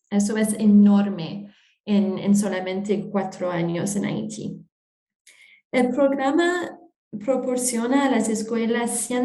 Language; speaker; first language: Spanish; non-native, fluent; French